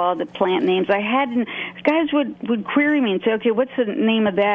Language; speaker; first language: English; native; English